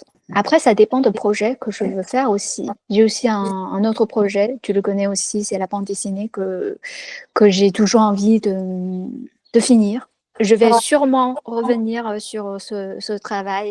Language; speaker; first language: French; non-native, fluent; Chinese